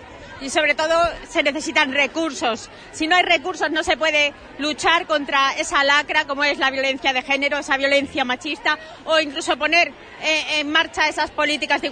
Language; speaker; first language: Spanish; native; Spanish